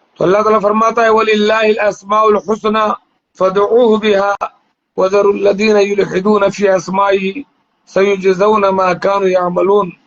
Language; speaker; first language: Urdu; native; Urdu